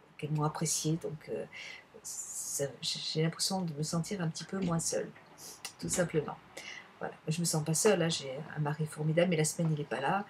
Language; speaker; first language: French; native; French